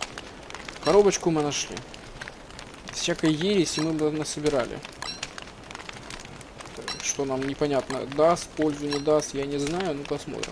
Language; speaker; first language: Russian; native; Russian